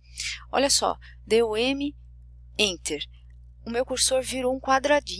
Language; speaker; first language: Portuguese; native; Portuguese